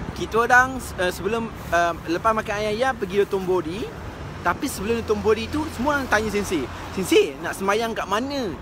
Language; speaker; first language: Malay; native; Malay